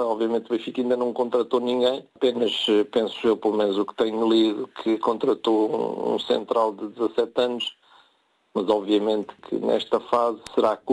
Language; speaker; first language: Portuguese; native; Portuguese